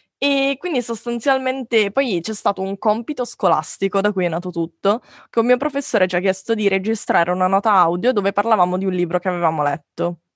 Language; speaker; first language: Italian; native; Italian